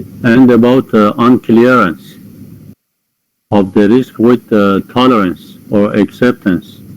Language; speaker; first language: English; non-native, fluent; Persian